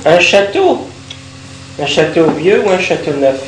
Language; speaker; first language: French; native; French